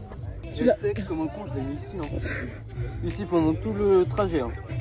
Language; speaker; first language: French; native; French